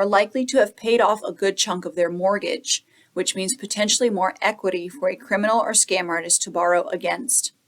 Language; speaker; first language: English; native; English